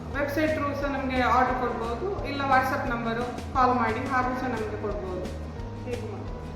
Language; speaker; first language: Kannada; non-native, local second language; Malayalam